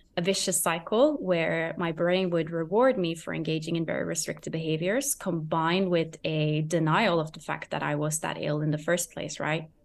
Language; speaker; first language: English; non-native, fluent; Norwegian